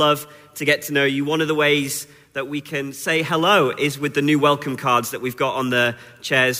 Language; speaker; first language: English; native; English